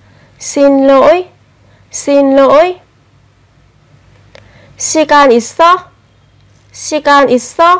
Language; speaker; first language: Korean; non-native, fluent; Vietnamese